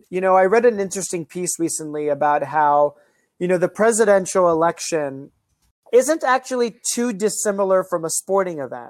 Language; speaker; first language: English; native; English